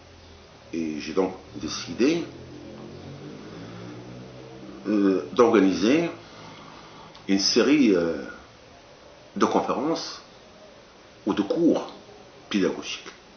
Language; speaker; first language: French; non-native, local second language; Arabic